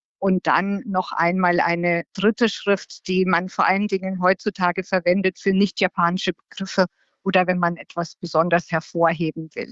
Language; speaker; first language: German; native; German